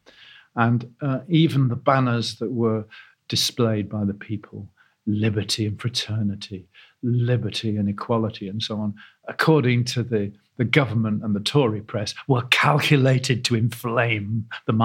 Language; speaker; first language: English; native; English